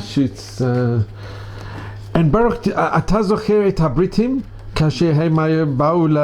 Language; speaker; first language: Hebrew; non-native, fluent; English